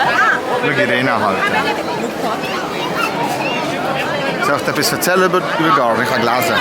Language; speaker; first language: German; non-native, local second language; Croatian